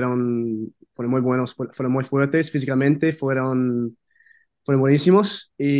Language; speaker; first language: Spanish; non-native, fluent; English